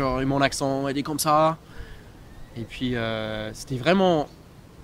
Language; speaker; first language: French; non-native, fluent; English